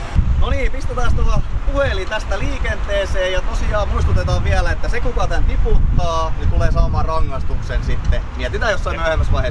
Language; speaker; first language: Finnish; native; Finnish